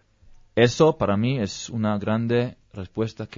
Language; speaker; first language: Spanish; non-native, learner; Hebrew